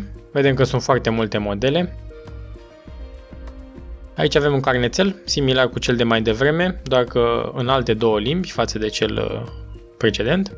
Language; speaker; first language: Romanian; native; Romanian